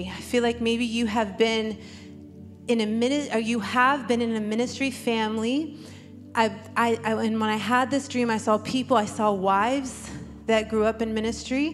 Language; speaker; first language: English; native; English